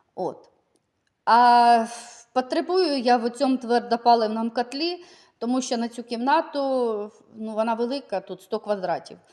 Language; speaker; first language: Ukrainian; native; Ukrainian